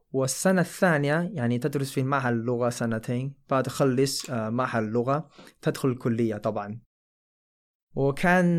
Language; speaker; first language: Arabic; non-native, fluent; Chinese